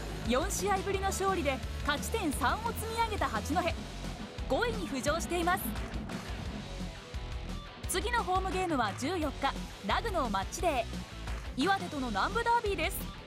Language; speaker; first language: Japanese; native; Japanese